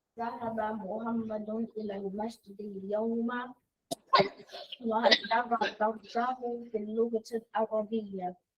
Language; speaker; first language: Arabic; non-native, learner; English